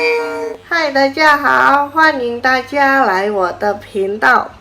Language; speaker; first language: Chinese; non-native, fluent; Indonesian